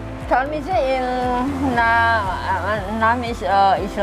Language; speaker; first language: English; non-native, learner; Thai